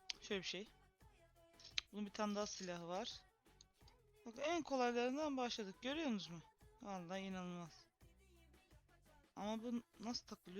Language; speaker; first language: Turkish; native; Turkish